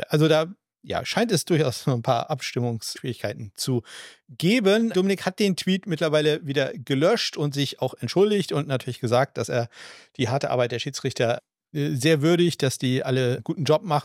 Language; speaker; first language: German; native; German